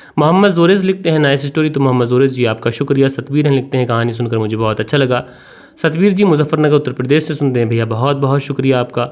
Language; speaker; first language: Hindi; native; Hindi